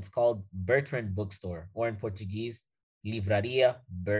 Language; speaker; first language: English; non-native, fluent; Portuguese